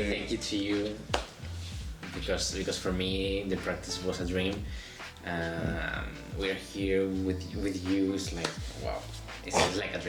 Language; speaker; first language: English; non-native, learner; Spanish